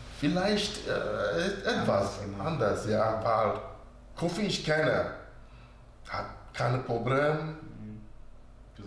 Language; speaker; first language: German; non-native, learner; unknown